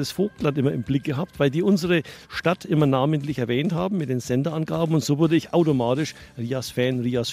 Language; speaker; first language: German; native; German